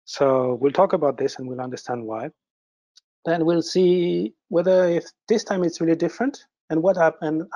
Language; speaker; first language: English; early bilingual, other home language; French